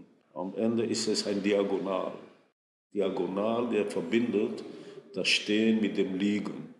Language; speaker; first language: German; non-native, fluent; Hebrew